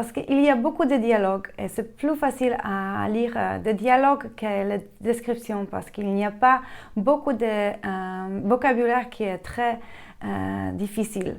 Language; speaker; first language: French; non-native, fluent; Polish